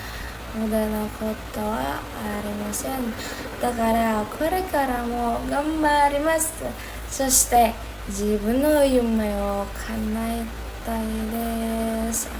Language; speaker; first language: Japanese; non-native, learner; Indonesian